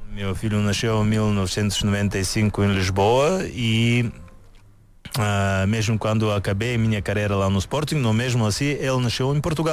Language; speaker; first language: Portuguese; non-native, learner; Bulgarian